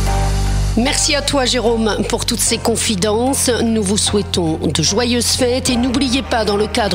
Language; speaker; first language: French; native; French